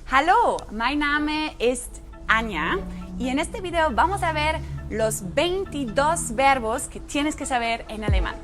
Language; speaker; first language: Spanish; non-native, fluent; German